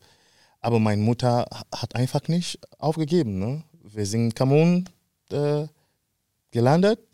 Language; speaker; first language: German; non-native, fluent; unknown